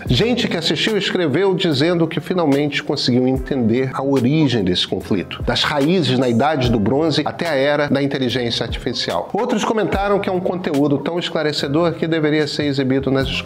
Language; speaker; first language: Portuguese; native; Portuguese